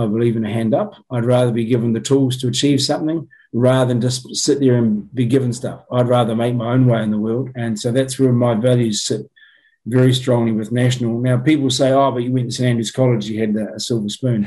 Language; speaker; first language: English; native; English